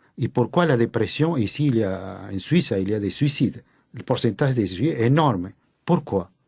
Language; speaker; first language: French; non-native, fluent; Spanish